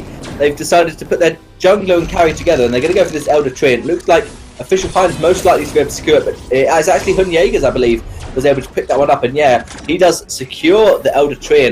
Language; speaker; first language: English; native; English